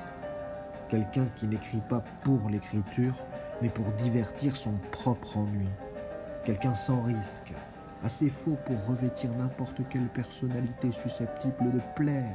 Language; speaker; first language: French; native; French